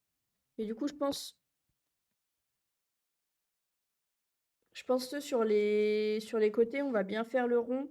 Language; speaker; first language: French; native; French